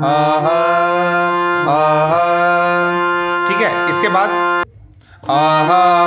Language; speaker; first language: Hindi; native; Hindi